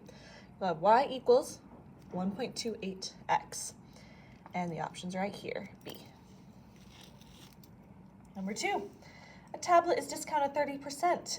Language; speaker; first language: English; native; English